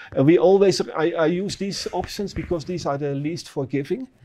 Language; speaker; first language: English; non-native, fluent; Dutch